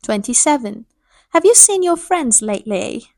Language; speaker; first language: English; non-native, fluent; Persian